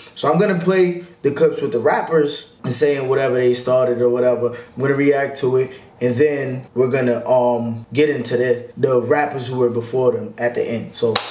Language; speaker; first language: English; native; English